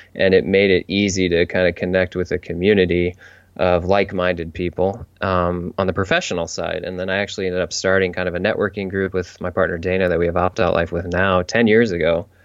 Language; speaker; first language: English; native; English